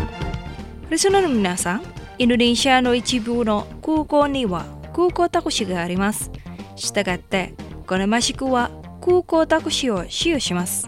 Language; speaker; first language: Japanese; non-native, fluent; Indonesian